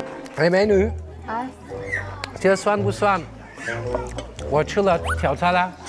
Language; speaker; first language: Chinese; non-native, fluent; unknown